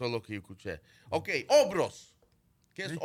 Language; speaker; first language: Spanish; early bilingual, heritage; Spanish